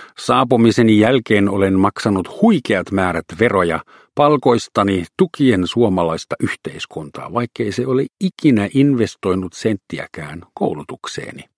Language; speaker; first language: Finnish; non-native, fluent; German